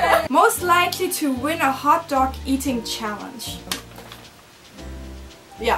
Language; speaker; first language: English; non-native, fluent; German